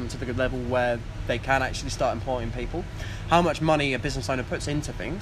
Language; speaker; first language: English; native; English